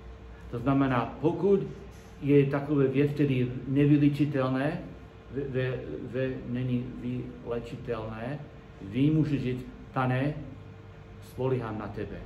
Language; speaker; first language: Czech; non-native, learner; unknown